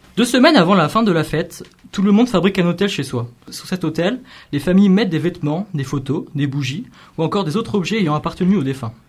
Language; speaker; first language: French; native; French